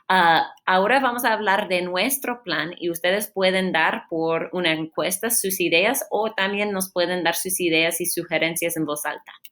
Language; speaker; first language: Spanish; non-native, fluent; English